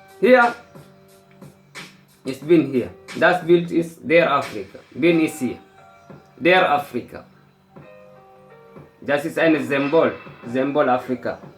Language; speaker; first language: German; non-native, learner; Fula